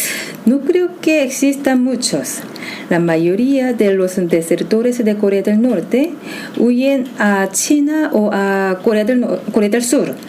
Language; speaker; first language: Spanish; non-native, fluent; Korean